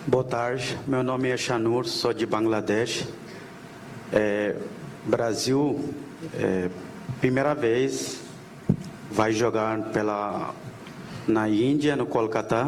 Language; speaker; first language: Portuguese; non-native, learner; Bangla